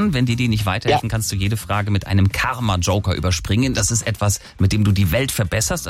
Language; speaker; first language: German; native; German